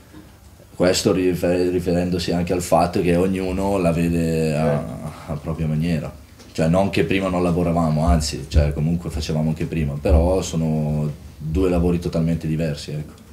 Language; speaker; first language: Italian; native; Italian